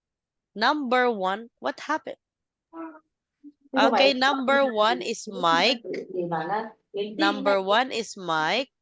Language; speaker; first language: English; non-native, local second language; Filipino